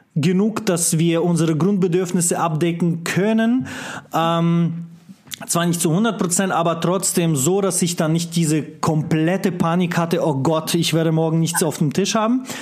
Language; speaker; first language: German; non-native, fluent; Russian